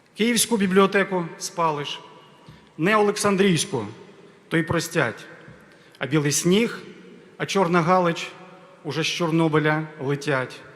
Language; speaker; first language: Ukrainian; native; Ukrainian